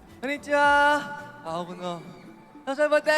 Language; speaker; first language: Japanese; non-native, learner; Korean